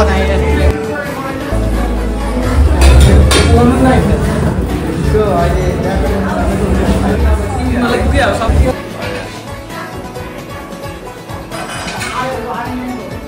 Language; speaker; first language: Nepali; native; Nepali